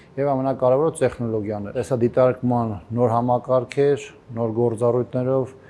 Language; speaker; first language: Armenian; native; Armenian